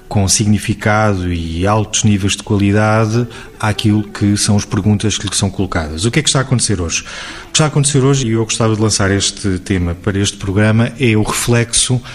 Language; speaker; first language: Portuguese; native; Portuguese